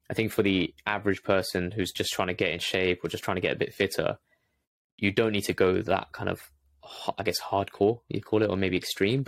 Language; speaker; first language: English; native; English